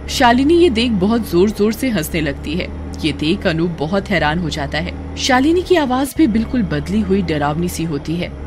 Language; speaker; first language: Hindi; native; Hindi